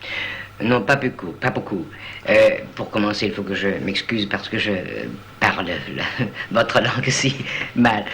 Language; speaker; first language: French; non-native, learner; Danish